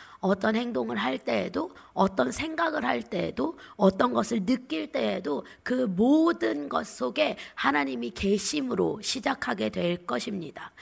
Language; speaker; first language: Korean; native; Korean